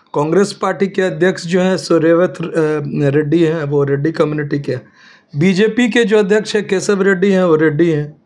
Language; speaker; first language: Hindi; native; Hindi